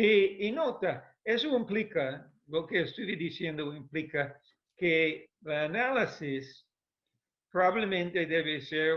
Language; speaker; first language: Spanish; non-native, fluent; English